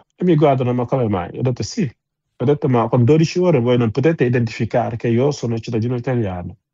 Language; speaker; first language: Italian; non-native, fluent; Wolof